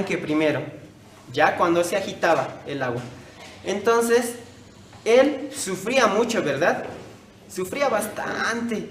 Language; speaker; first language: Spanish; native; Spanish